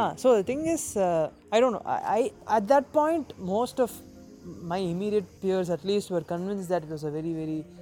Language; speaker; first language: English; non-native, local second language; Tamil